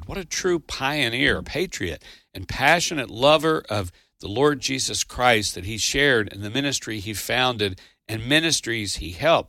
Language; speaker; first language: English; native; English